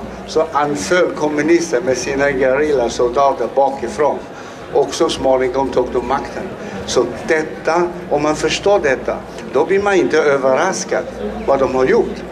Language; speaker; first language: Swedish; non-native, fluent; Chinese